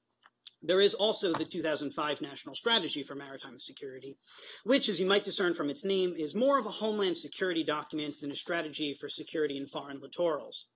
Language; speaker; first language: English; native; English